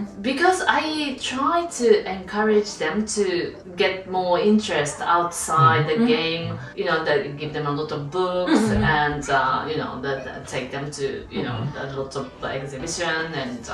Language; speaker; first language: English; non-native, fluent; Japanese